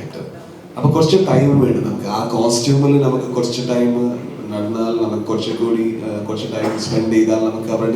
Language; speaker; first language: Malayalam; non-native, learner; Kannada